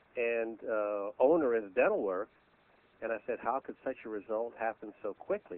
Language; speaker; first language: English; native; English